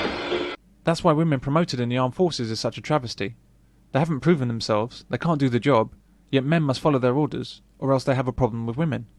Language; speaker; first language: English; native; English